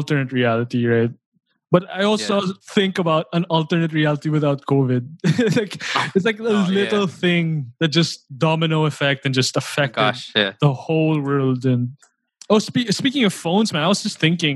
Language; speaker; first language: English; non-native, local second language; Filipino